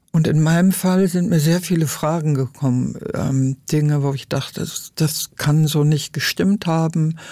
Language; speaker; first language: German; native; German